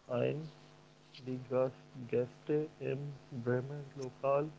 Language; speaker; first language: German; non-native, learner; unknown